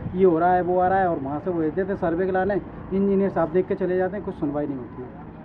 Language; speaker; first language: Hindi; native; Hindi